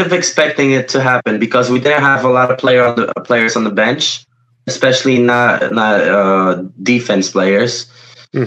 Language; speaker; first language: English; non-native, fluent; Polish